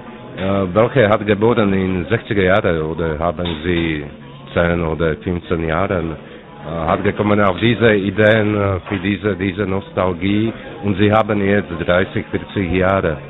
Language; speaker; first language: German; non-native, learner; Czech